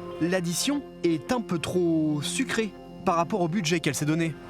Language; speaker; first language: French; native; French